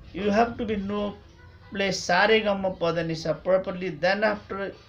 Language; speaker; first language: English; non-native, local second language; Nepali